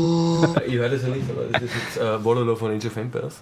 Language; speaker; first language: German; native; German